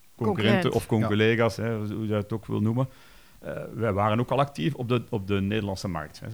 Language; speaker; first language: Dutch; native; Dutch